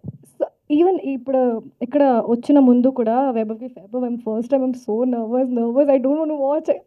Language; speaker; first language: Telugu; non-native, fluent; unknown